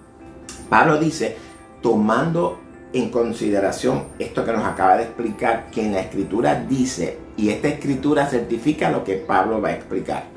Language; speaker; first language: Spanish; native; Spanish